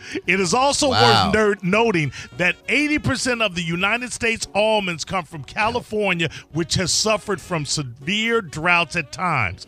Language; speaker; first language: English; native; English